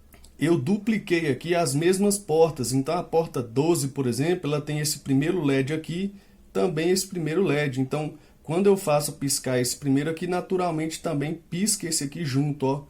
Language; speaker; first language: Portuguese; native; Portuguese